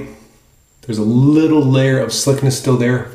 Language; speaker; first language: English; native; English